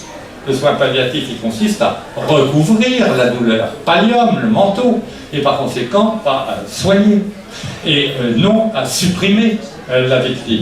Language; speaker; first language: French; native; French